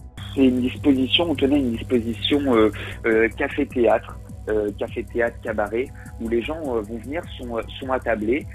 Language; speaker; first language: French; native; French